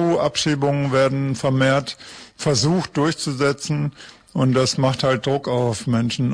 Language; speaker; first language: German; native; German